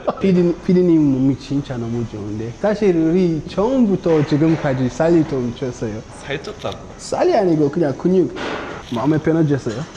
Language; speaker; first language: Korean; non-native, learner; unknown